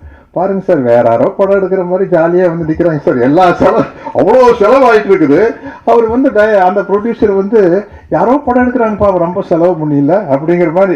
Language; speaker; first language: Tamil; native; Tamil